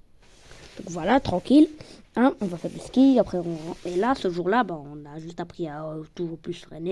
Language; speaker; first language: French; native; French